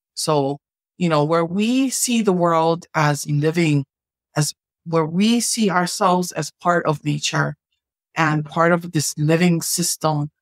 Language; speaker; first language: English; native; English